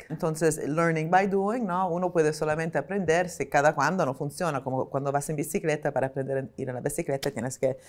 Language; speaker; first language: Spanish; non-native, fluent; Italian